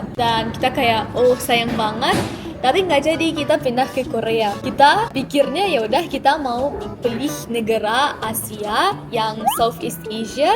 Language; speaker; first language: Indonesian; non-native, fluent; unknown